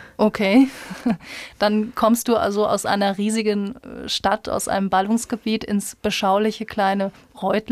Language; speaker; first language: German; native; German